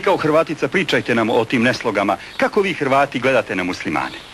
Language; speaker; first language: Croatian; native; Croatian